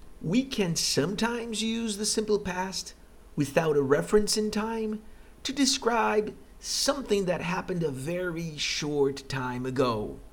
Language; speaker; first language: English; non-native, fluent; Portuguese